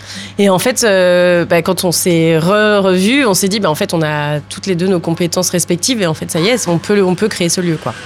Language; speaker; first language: French; native; French